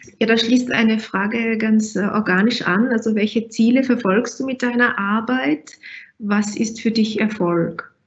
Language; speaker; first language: German; native; German